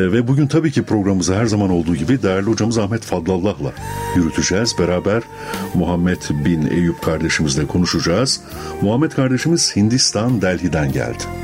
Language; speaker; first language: Turkish; native; Turkish